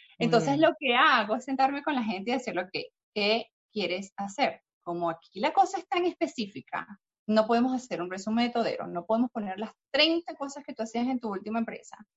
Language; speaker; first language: Spanish; native; Spanish